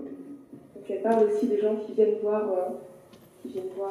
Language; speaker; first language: French; native; French